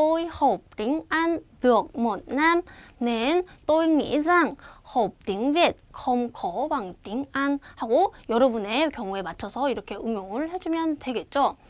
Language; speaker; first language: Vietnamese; non-native, fluent; Korean